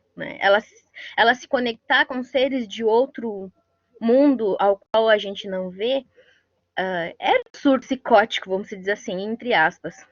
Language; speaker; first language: Portuguese; non-native, local second language; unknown